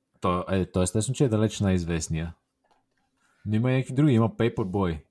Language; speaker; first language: Bulgarian; native; Bulgarian